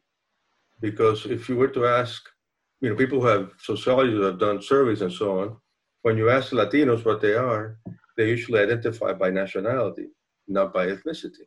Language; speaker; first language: English; non-native, fluent; Spanish